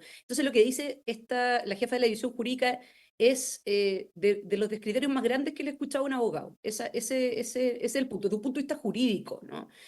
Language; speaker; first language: Spanish; native; Spanish